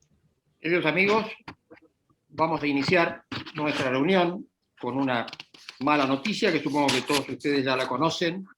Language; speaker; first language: Spanish; native; Spanish